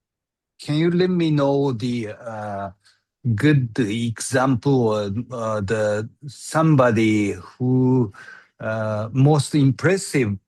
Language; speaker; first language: English; non-native, learner; Japanese